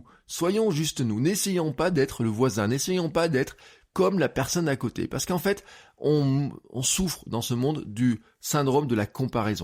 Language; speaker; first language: French; native; French